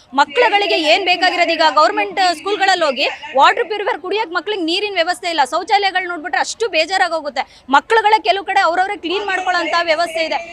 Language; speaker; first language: Kannada; native; Kannada